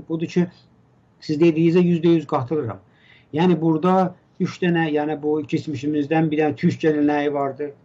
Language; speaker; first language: Azerbaijani; native; Azerbaijani